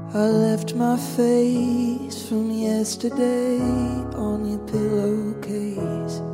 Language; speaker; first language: English; native; English